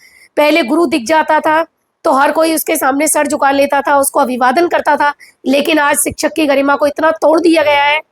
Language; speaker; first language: Hindi; native; Hindi